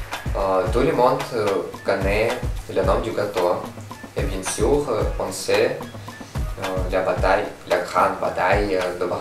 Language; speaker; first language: French; non-native, learner; Russian